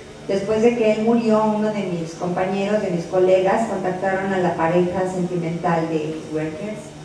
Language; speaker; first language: Spanish; native; Spanish